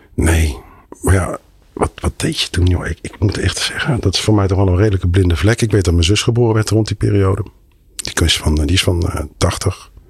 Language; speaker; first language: Dutch; native; Dutch